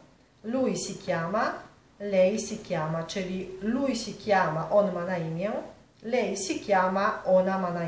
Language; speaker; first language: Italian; non-native, fluent; Polish